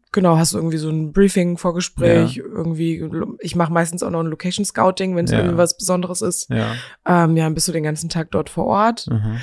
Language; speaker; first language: German; native; German